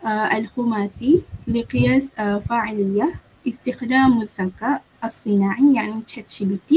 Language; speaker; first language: Arabic; non-native, learner; Malay